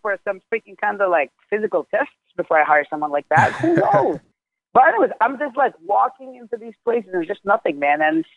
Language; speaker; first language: English; non-native, fluent; Arabic